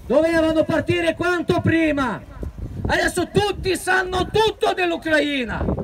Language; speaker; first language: Italian; non-native, fluent; Ukrainian